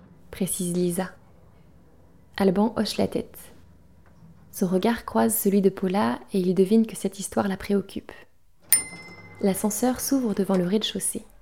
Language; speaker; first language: French; native; French